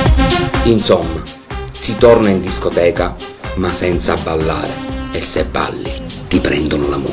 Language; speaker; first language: Italian; native; Italian